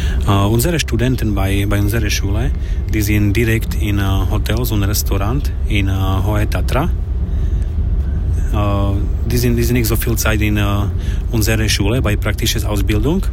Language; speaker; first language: German; non-native, learner; Slovak